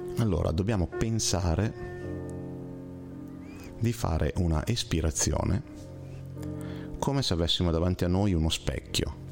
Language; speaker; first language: Italian; native; Italian